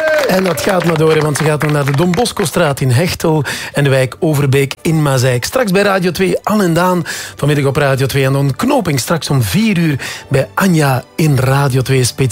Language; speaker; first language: Dutch; native; Dutch